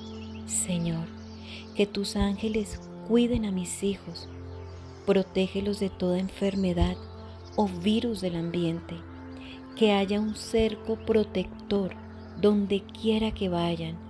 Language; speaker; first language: Spanish; native; Spanish